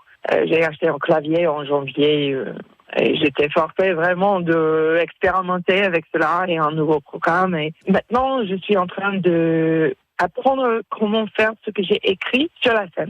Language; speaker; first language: French; non-native, fluent; English